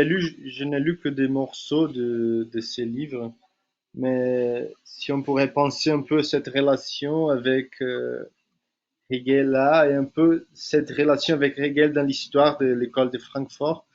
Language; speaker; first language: French; non-native, fluent; Portuguese